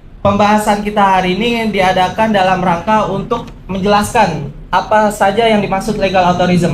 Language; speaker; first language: Indonesian; native; Indonesian